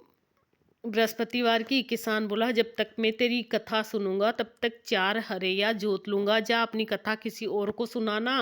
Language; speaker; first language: Hindi; native; Hindi